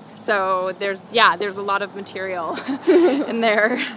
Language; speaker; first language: English; early bilingual, other home language; Spanish